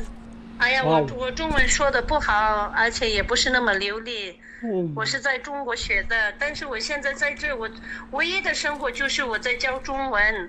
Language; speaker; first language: Chinese; non-native, local second language; Tibetan